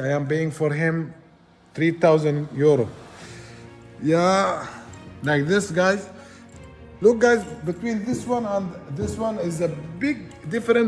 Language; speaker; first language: English; non-native, learner; Arabic